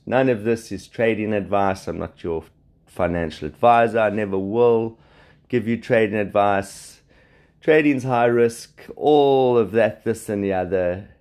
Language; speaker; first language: English; native; English